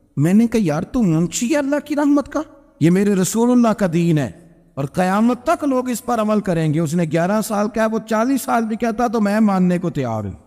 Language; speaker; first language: Urdu; non-native, local second language; Punjabi